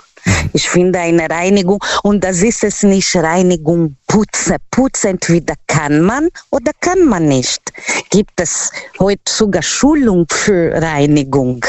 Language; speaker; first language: German; non-native, learner; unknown